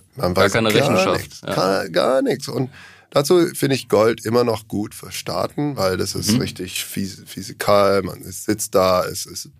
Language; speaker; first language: German; non-native, learner; English